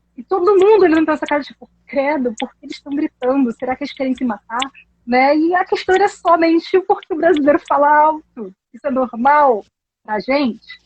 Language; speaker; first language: Portuguese; native; Portuguese